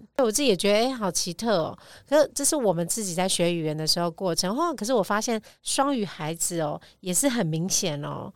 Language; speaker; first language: Chinese; native; Chinese